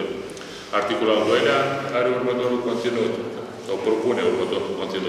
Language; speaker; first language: Romanian; native; Romanian